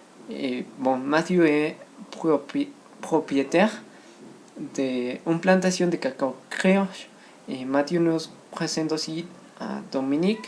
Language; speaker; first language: French; non-native, learner; Spanish